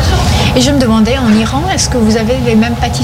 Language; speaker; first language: French; native; French